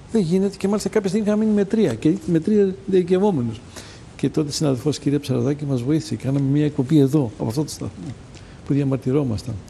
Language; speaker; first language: Greek; early bilingual, heritage; Greek